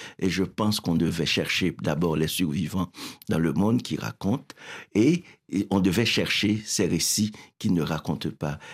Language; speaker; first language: French; non-native, local second language; Haitian Creole